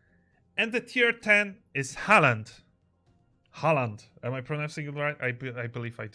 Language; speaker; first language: English; non-native, fluent; Polish